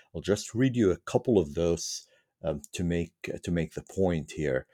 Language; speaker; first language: English; non-native, fluent; Arabic